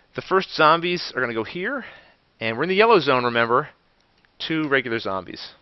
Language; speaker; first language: English; native; English